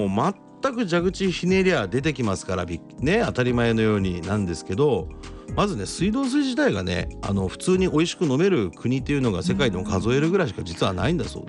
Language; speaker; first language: Japanese; native; Japanese